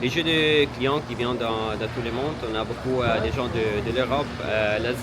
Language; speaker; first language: French; non-native, learner; Italian